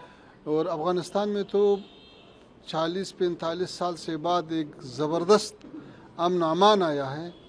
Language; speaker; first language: Hindi; non-native, fluent; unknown